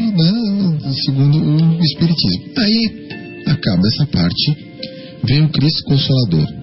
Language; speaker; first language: Portuguese; native; Portuguese